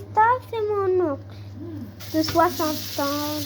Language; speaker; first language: French; non-native, learner; Spanish